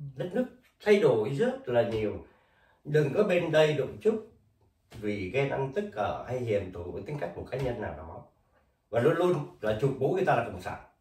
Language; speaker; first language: Vietnamese; native; Vietnamese